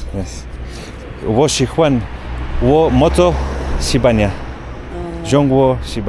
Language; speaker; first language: Chinese; non-native, learner; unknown